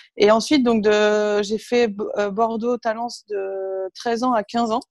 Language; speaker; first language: French; native; French